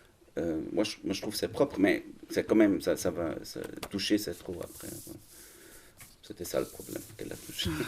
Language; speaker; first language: French; non-native, learner; German